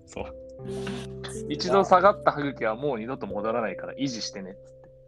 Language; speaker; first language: Japanese; native; Japanese